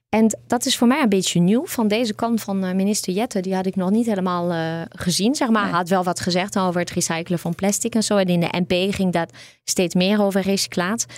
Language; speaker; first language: Dutch; native; Dutch